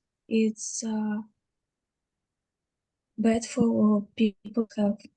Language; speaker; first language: English; non-native, learner; Russian